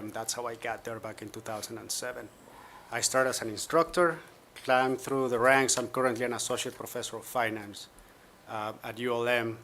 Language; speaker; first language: English; non-native, fluent; Spanish